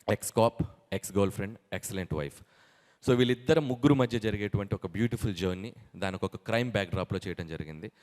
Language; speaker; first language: Telugu; native; Telugu